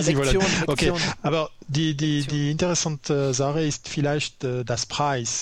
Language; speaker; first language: German; non-native, learner; French